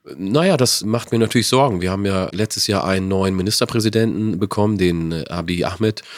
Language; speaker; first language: German; early bilingual, other home language; Oromo